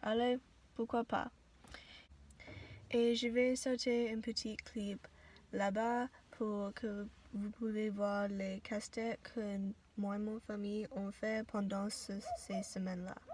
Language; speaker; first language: French; non-native, learner; English